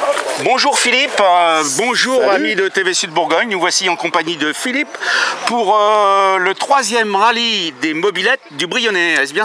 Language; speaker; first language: French; native; French